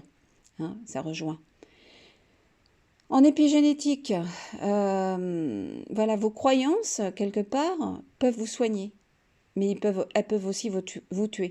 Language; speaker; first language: French; native; French